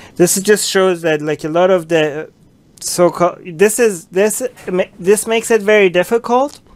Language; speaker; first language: English; native; English